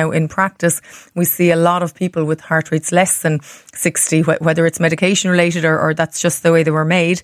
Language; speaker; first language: English; native; English